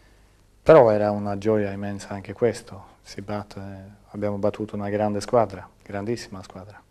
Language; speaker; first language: Italian; non-native, fluent; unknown